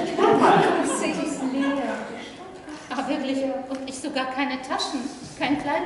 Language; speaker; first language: German; non-native, learner; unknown